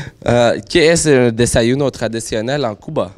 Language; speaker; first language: Spanish; non-native, learner; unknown